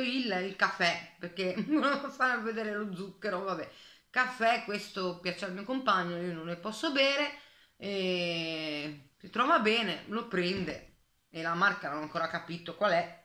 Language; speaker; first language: Italian; native; Italian